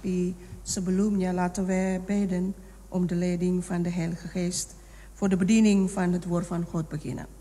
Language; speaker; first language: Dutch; non-native, fluent; Indonesian